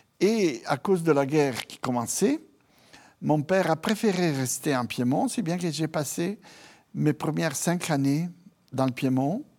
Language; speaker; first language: French; non-native, fluent; Italian